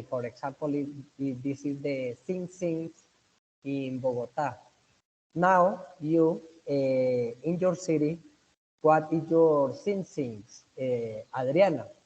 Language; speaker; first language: English; non-native, learner; Spanish